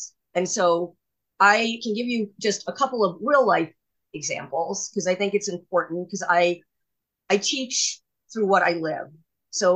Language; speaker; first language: English; native; English